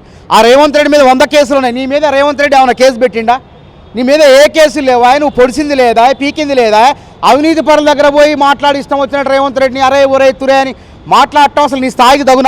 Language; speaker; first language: Telugu; native; Telugu